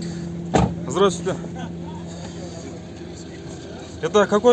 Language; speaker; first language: Russian; non-native, local second language; Kyrgyz